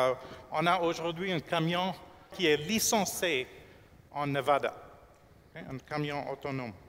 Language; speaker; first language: French; non-native, fluent; English